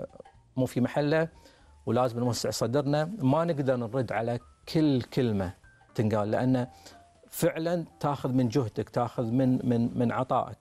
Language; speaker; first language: Arabic; native; Arabic